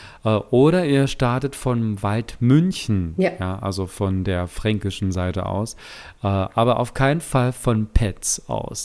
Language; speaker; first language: German; native; German